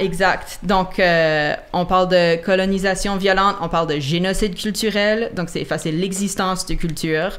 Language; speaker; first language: French; native; French